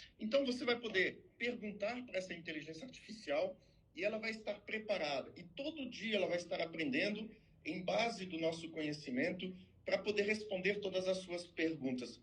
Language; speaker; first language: Portuguese; non-native, fluent; French